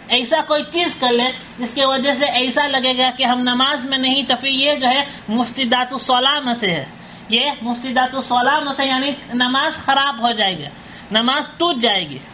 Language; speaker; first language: Urdu; non-native, fluent; Caribbean Hindustani